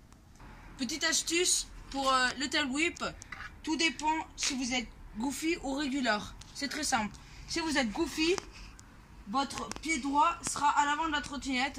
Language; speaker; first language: French; native; French